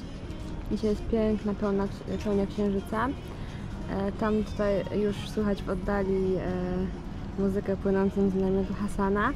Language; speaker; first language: Polish; native; Polish